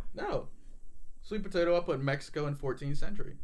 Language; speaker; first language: English; native; English